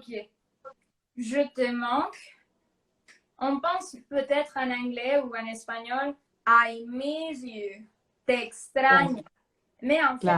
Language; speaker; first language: French; non-native, fluent; Spanish